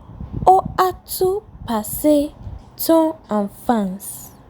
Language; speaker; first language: French; non-native, fluent; English